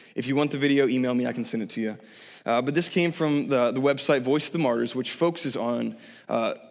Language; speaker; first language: English; native; English